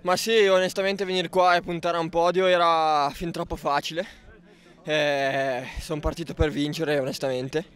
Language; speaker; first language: Italian; native; Italian